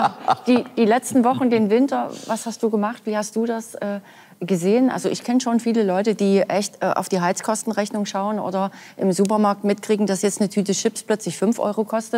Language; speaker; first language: German; native; German